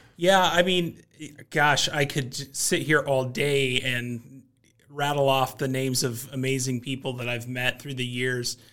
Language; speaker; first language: English; native; English